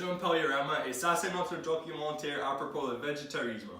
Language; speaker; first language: French; non-native, learner; English